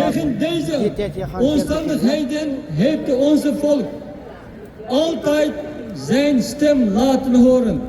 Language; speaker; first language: Dutch; non-native, fluent; Uyghur